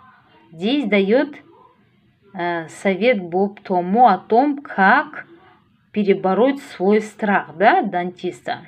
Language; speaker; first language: Russian; non-native, local second language; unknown